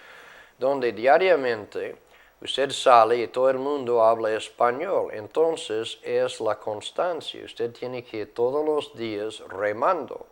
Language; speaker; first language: Spanish; non-native, fluent; English